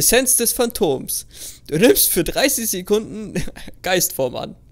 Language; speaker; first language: German; native; German